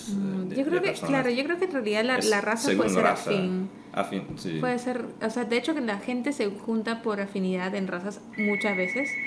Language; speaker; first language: Spanish; early bilingual, heritage; Spanish